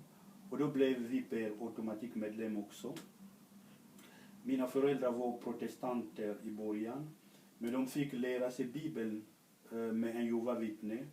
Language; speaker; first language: Swedish; non-native, fluent; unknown